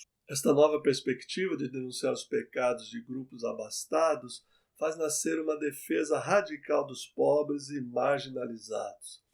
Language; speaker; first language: Portuguese; native; Portuguese